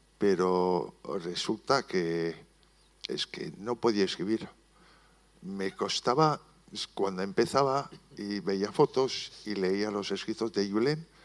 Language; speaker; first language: Spanish; non-native, fluent; French